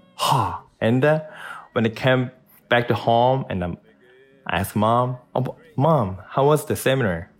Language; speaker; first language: English; non-native, learner; Korean